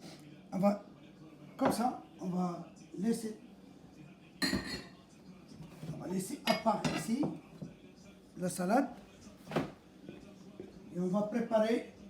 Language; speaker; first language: French; non-native, fluent; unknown